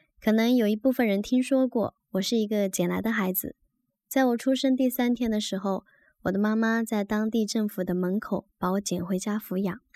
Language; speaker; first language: Chinese; native; Chinese